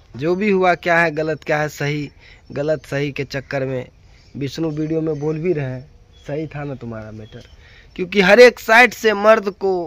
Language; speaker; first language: Hindi; native; Hindi